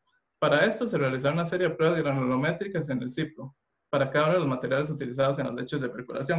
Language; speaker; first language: Spanish; native; Spanish